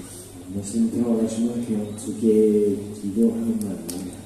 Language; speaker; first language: Korean; non-native, learner; Indonesian